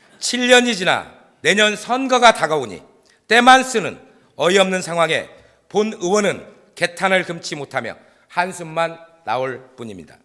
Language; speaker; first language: Korean; native; Korean